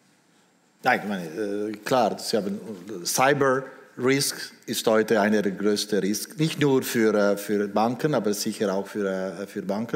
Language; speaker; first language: German; non-native, local second language; Italian